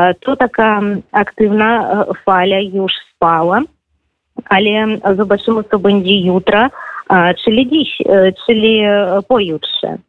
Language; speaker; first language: Polish; non-native, fluent; Belarusian